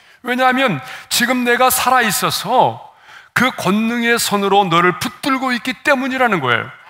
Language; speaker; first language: Korean; native; Korean